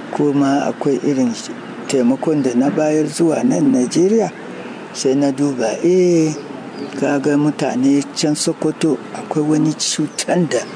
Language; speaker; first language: Hausa; non-native, local second language; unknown